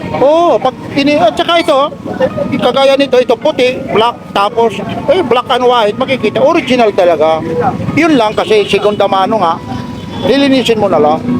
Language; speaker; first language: Filipino; non-native, local second language; Waray